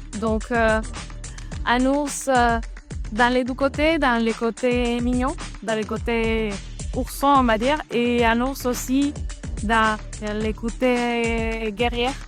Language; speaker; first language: French; non-native, fluent; Spanish